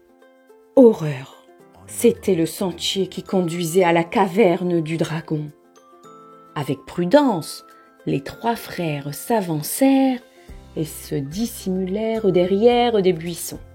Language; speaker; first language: French; native; French